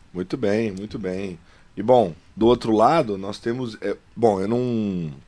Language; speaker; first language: Portuguese; native; Portuguese